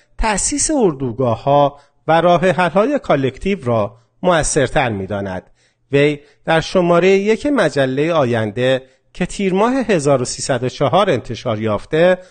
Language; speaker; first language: Persian; non-native, local second language; Azerbaijani